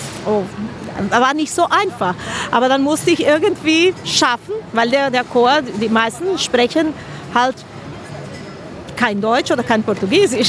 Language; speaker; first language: German; non-native, fluent; Spanish